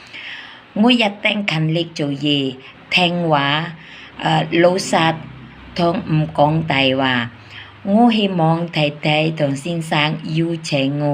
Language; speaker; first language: Cantonese; non-native, learner; Indonesian